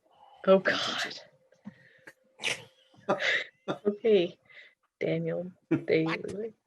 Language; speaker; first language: English; native; English